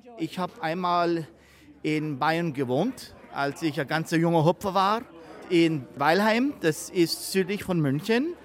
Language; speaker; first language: German; early bilingual, heritage; English